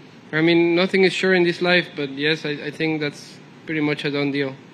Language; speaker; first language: English; non-native, fluent; Spanish